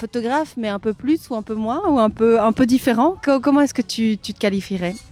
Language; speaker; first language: French; native; French